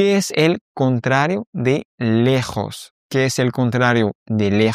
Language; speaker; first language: Spanish; non-native, fluent; French